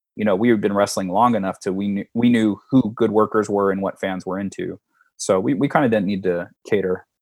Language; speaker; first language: English; native; English